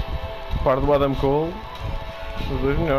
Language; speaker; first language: Portuguese; native; Portuguese